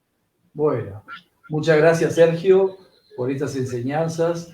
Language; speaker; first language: Spanish; native; Spanish